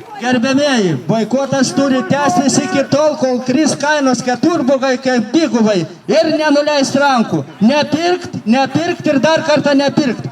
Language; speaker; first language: Lithuanian; native; Lithuanian